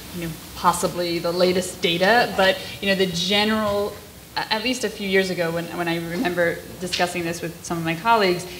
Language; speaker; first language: English; native; English